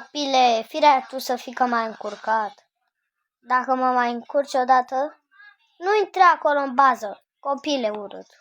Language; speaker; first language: Romanian; native; Romanian